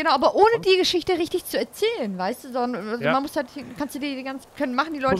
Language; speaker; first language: German; native; German